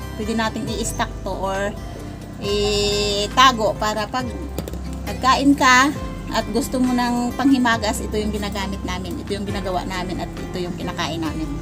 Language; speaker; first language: Filipino; non-native, local second language; Cebuano